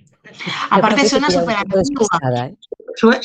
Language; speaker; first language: Spanish; native; Spanish